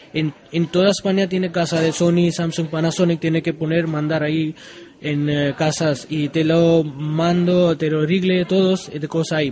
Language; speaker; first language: Spanish; non-native, learner; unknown